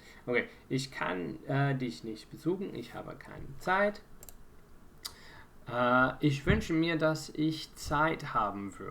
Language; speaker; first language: German; non-native, fluent; English